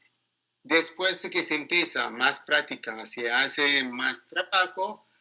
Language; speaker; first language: Spanish; non-native, learner; Italian